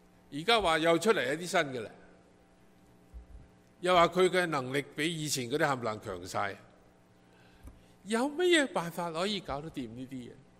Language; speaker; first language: Cantonese; native; Cantonese